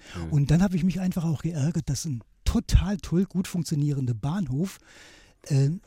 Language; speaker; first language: German; native; German